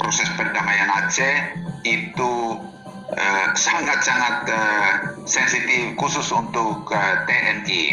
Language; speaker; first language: Indonesian; non-native, fluent; Finnish